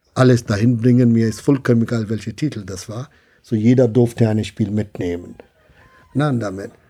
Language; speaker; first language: German; non-native, fluent; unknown